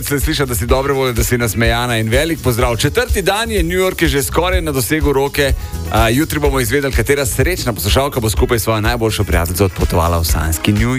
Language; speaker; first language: Slovenian; native; Slovenian